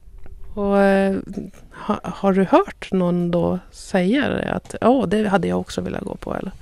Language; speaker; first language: Swedish; native; Swedish